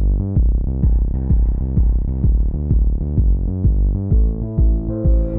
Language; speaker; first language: English; non-native, fluent; Arabic